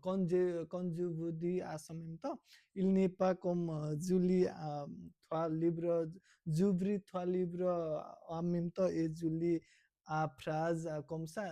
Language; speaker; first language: French; non-native, learner; Nepali